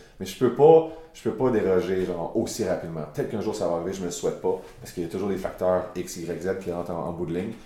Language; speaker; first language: French; native; French